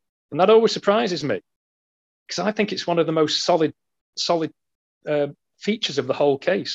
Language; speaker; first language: English; native; English